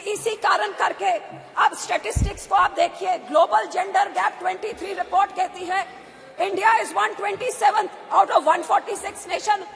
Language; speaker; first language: Hindi; non-native, local second language; Punjabi